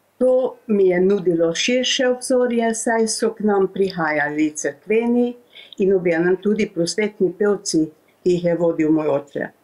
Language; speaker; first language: Slovenian; native; Slovenian